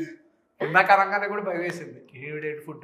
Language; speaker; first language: Telugu; native; Telugu